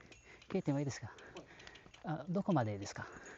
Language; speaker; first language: Japanese; non-native, learner; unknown